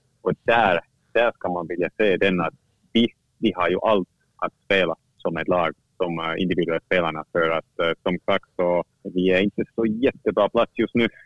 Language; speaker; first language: Swedish; non-native, fluent; Finnish